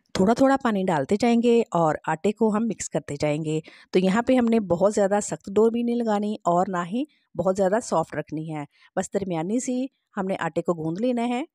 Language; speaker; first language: Hindi; native; Hindi